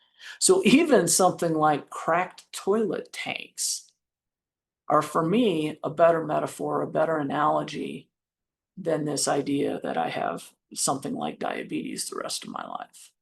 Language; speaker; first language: English; native; English